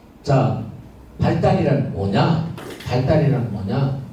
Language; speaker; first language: Korean; native; Korean